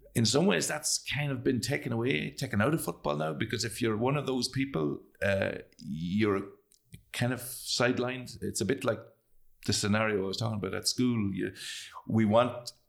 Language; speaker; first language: English; native; English